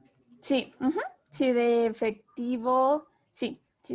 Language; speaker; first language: Spanish; native; Spanish